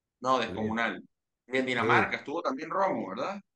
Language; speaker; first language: Spanish; native; Spanish